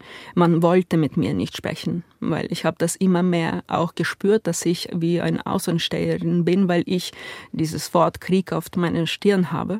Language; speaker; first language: German; non-native, fluent; Ukrainian